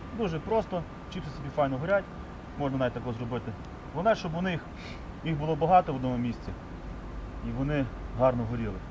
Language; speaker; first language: Ukrainian; native; Ukrainian